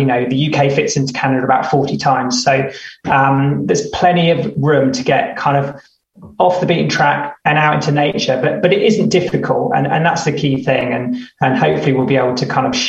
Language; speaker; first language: English; native; English